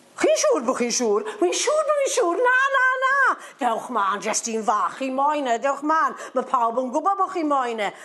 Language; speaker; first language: Welsh; non-native, local second language; English